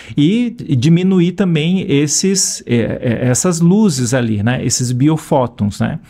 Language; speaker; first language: Portuguese; native; Portuguese